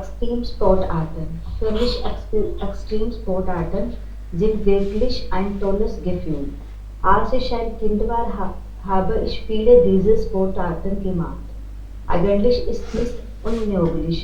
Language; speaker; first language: German; non-native, learner; Hindi